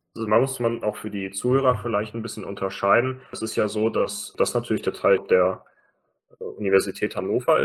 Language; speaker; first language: German; native; German